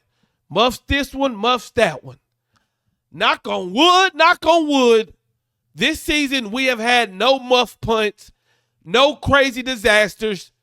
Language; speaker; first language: English; native; English